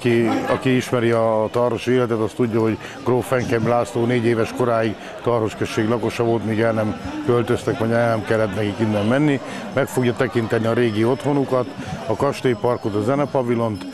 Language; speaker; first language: Hungarian; native; Hungarian